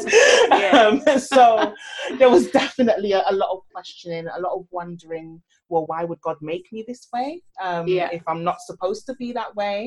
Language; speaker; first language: English; native; English